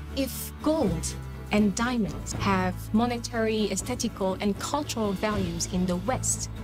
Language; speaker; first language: English; non-native, fluent; Arabic